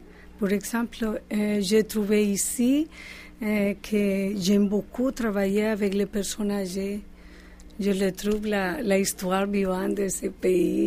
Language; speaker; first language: French; non-native, fluent; Spanish